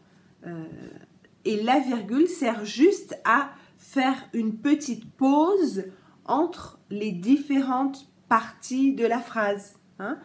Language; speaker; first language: French; native; French